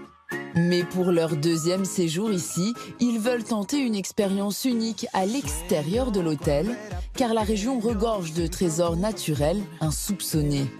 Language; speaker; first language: French; native; French